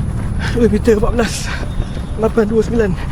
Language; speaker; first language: English; non-native, local second language; Malay